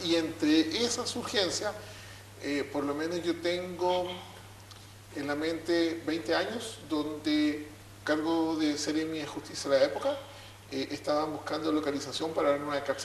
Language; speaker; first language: Spanish; native; Spanish